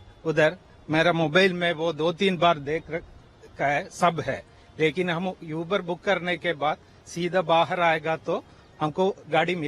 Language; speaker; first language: Hindi; non-native, local second language; Malayalam